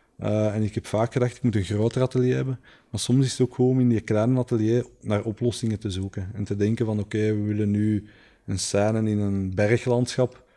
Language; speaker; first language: Dutch; native; Dutch